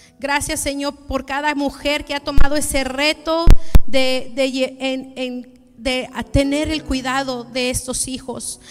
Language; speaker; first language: Spanish; early bilingual, heritage; Spanish